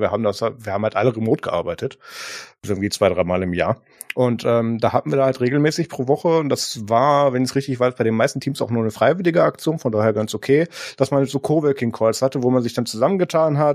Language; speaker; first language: German; native; German